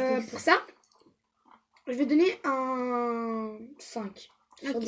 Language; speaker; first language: French; native; French